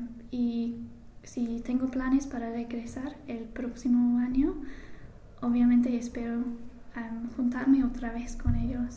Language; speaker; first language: Spanish; non-native, fluent; English